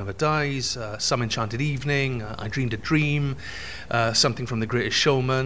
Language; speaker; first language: English; native; English